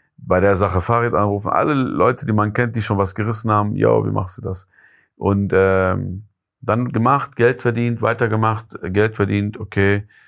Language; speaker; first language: German; early bilingual, other home language; Persian